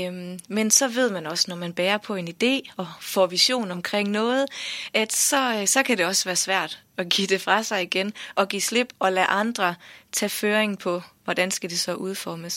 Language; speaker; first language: Danish; native; Danish